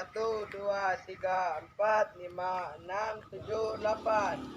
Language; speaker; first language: Indonesian; non-native, local second language; Minangkabau